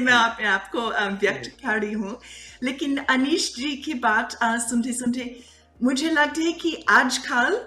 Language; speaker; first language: Hindi; non-native, fluent; English